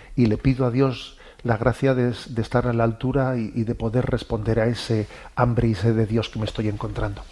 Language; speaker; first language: Spanish; native; Spanish